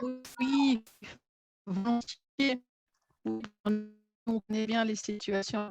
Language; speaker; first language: French; native; French